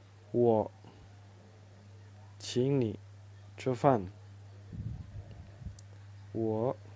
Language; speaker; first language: Chinese; non-native, fluent; Indonesian